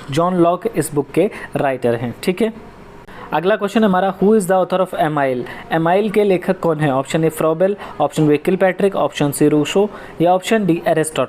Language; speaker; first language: Hindi; native; Hindi